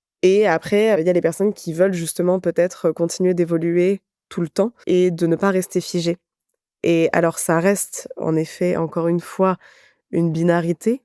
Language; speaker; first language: French; native; French